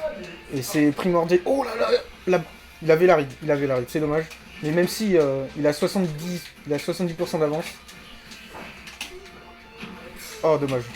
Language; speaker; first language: French; native; French